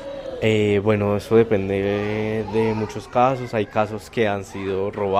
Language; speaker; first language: Spanish; native; Spanish